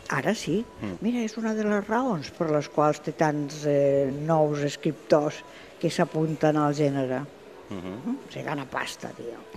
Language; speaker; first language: Catalan; non-native, local second language; Spanish